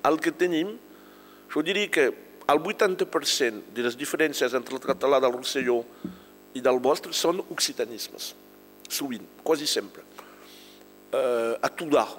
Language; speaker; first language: Catalan; non-native, local second language; French